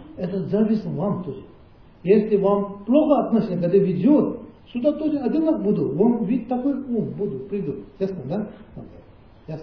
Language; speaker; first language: Russian; non-native, learner; Tibetan